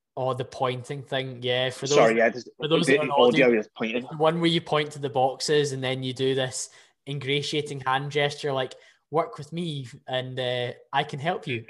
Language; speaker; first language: English; native; English